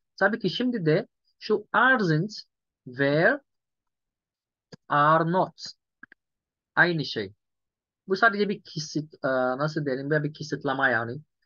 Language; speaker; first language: Turkish; non-native, fluent; Yoruba